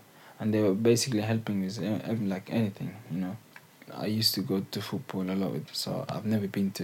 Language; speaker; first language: English; non-native, fluent; Arabic